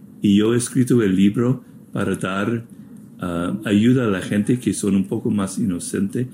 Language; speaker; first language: Spanish; non-native, fluent; English